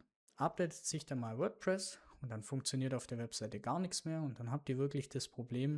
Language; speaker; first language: German; native; German